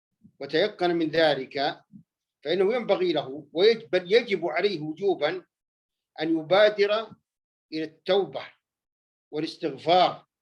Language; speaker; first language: Arabic; native; Arabic